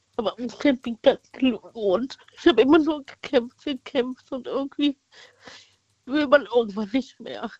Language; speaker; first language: German; early bilingual, other home language; Vietnamese